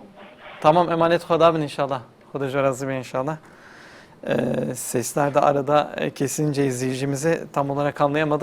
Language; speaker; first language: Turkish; native; Turkish